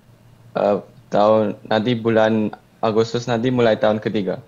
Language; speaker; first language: Indonesian; early bilingual, heritage; Indonesian